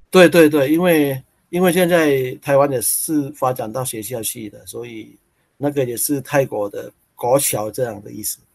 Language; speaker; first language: Chinese; non-native, learner; Thai